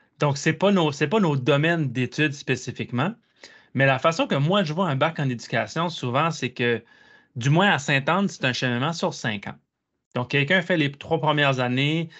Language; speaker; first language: French; native; French